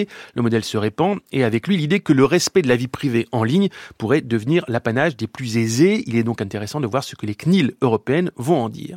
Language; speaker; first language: French; native; French